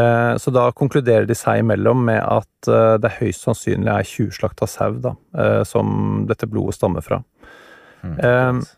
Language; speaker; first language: Norwegian; native; Norwegian